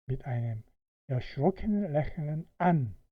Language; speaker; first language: German; non-native, fluent; Korean